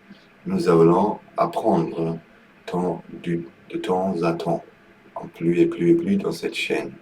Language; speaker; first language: French; non-native, learner; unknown